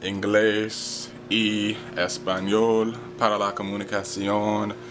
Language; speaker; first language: Spanish; non-native, learner; English